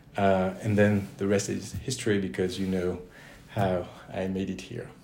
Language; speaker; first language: English; non-native, fluent; French